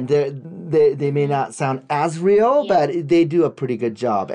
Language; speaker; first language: English; non-native, fluent; Japanese